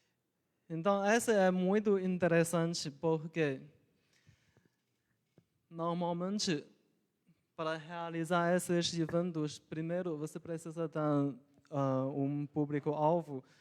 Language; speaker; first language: Portuguese; non-native, local second language; Chinese